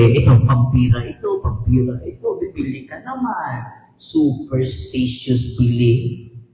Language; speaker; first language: Filipino; non-native, local second language; Cebuano